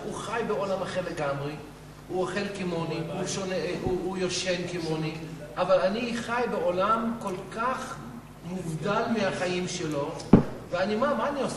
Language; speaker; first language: Hebrew; non-native, fluent; English